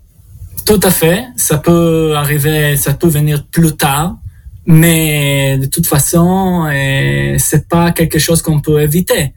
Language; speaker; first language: French; non-native, learner; Hebrew